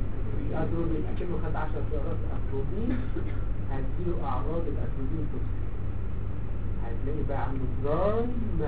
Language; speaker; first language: Arabic; native; Arabic